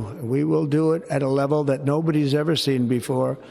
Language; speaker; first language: English; native; English